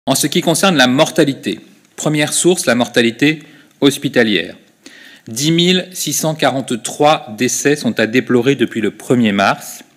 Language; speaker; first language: French; native; French